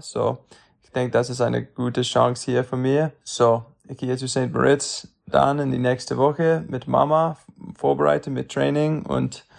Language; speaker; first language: German; non-native, learner; English